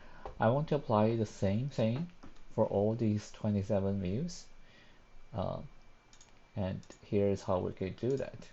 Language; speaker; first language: English; non-native, fluent; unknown